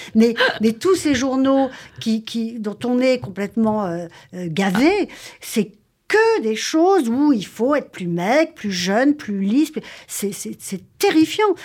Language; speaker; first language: French; native; French